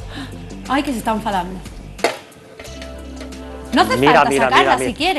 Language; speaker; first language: Spanish; native; Spanish